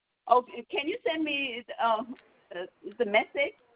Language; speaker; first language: English; non-native, learner; Korean